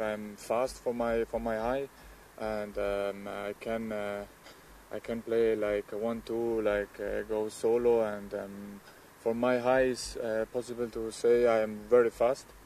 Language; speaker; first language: English; non-native, learner; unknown